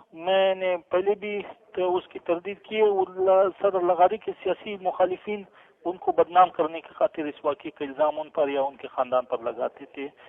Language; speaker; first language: Urdu; non-native, local second language; Pashto